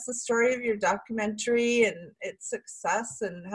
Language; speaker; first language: English; native; English